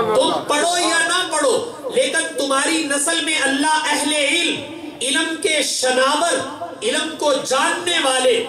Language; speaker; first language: Urdu; non-native, local second language; Punjabi